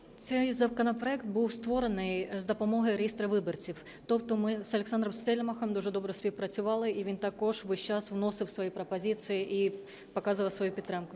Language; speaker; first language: Ukrainian; non-native, learner; Estonian